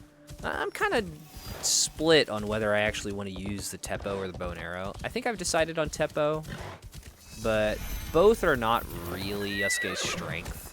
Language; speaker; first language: English; native; English